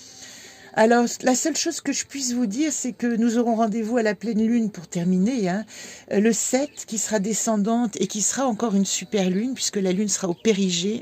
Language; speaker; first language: French; native; French